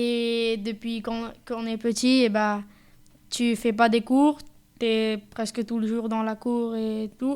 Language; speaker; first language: French; non-native, fluent; Spanish